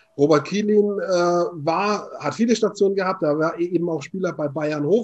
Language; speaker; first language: German; native; German